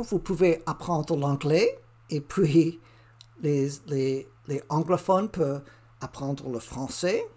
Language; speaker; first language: French; non-native, learner; English